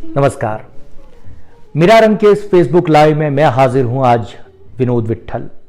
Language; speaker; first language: Hindi; non-native, local second language; Marathi